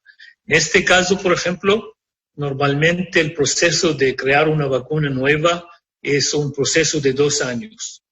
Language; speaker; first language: Spanish; non-native, fluent; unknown